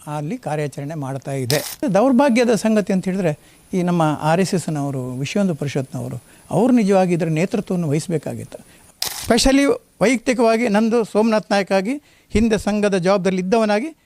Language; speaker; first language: Kannada; native; Kannada